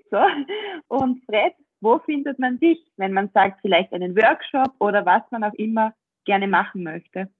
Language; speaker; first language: German; native; German